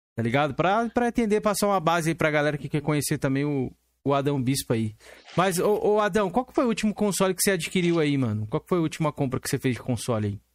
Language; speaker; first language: Portuguese; native; Portuguese